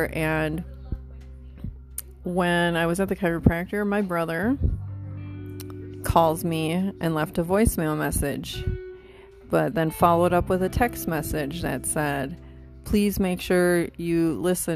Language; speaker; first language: English; native; English